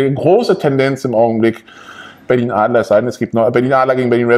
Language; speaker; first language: German; native; German